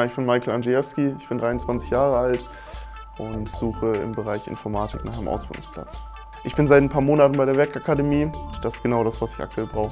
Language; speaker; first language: German; native; German